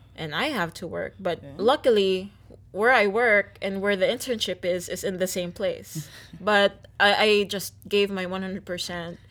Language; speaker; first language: English; non-native, local second language; Filipino